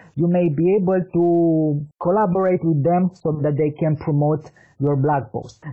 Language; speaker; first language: English; non-native, fluent; Romanian